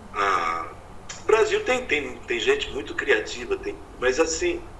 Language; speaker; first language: Portuguese; native; Portuguese